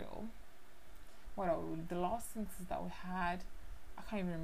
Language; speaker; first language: English; non-native, fluent; Haitian Creole